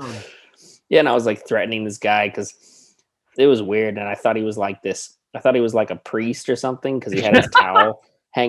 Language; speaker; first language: English; native; English